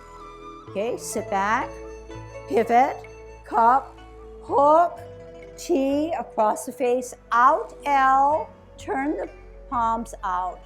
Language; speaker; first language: English; native; English